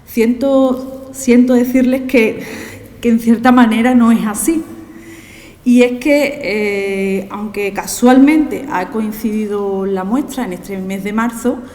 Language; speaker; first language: Spanish; native; Spanish